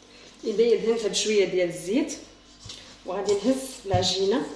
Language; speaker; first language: Arabic; native; Arabic